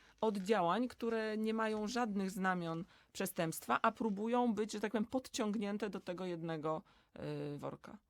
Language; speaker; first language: Polish; native; Polish